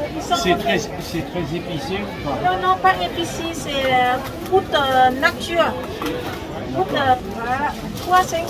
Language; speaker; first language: French; non-native, learner; Thai